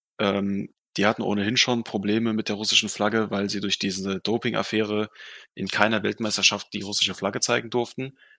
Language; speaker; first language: German; non-native, fluent; Russian